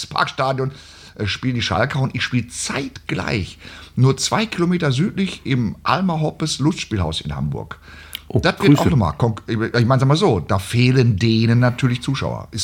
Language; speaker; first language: German; native; German